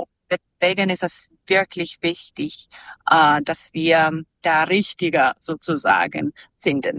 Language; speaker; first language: German; non-native, learner; Serbian